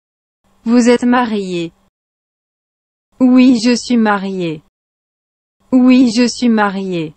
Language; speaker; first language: French; non-native, fluent; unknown